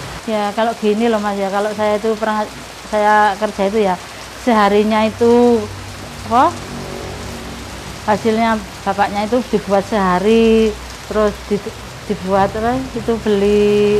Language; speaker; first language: Indonesian; non-native, local second language; Javanese